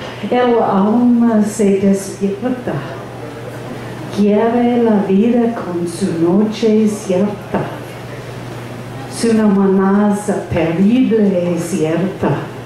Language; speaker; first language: Spanish; non-native, learner; English